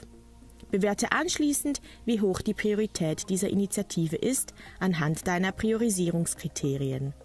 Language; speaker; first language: German; native; German